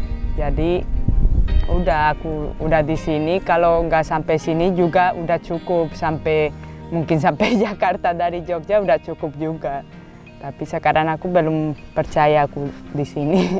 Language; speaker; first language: Indonesian; non-native, fluent; Basque